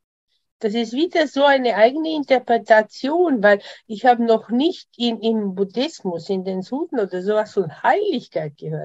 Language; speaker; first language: German; non-native, fluent; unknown